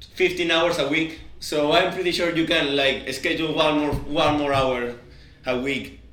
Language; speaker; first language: English; non-native, fluent; Spanish